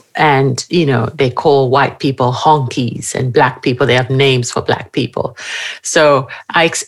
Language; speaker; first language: English; native; English